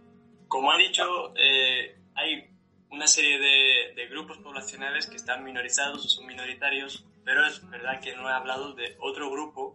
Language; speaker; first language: Spanish; native; Spanish